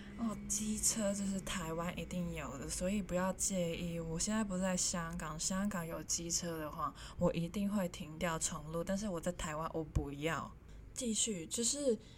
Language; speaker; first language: Chinese; non-native, local second language; Cantonese